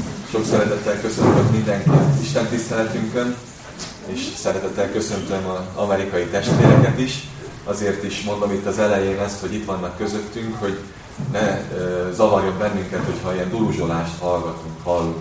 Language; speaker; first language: Hungarian; native; Hungarian